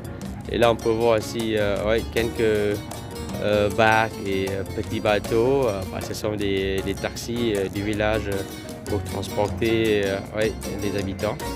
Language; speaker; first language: French; non-native, fluent; Vietnamese